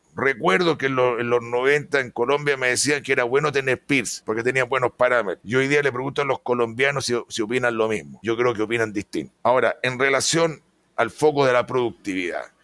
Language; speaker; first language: Spanish; native; Spanish